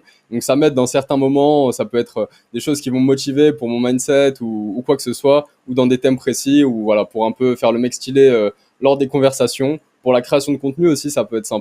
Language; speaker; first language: French; native; French